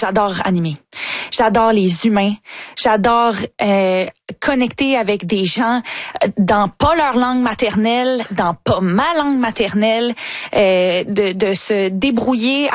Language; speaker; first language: French; native; French